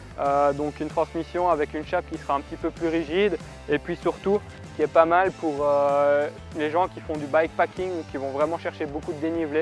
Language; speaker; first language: French; native; French